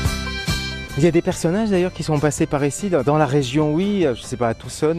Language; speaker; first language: French; native; French